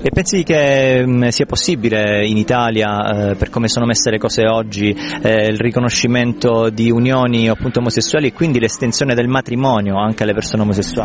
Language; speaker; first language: Italian; native; Italian